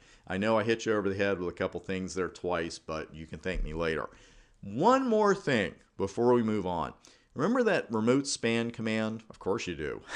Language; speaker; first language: English; native; English